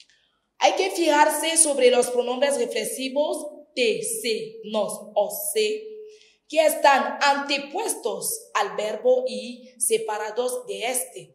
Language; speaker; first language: Spanish; non-native, fluent; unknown